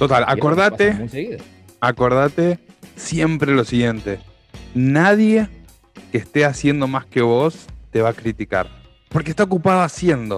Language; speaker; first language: Spanish; native; Spanish